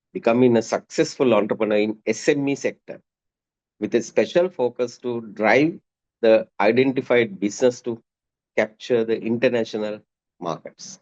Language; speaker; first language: English; non-native, local second language; Sinhala